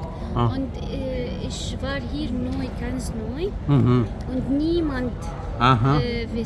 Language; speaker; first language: German; non-native, learner; Arabic